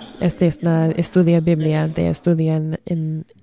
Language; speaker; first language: Spanish; non-native, learner; English